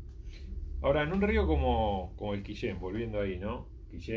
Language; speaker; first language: Spanish; native; Spanish